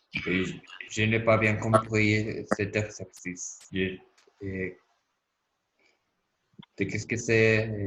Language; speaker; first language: French; non-native, learner; Spanish